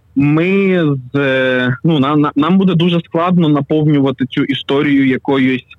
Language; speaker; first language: Ukrainian; native; Ukrainian